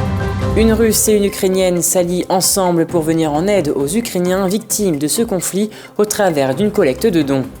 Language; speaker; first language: French; native; French